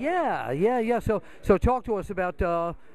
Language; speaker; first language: English; native; English